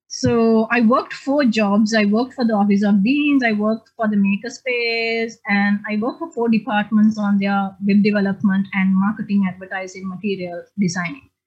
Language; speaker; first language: English; non-native, local second language; Sinhala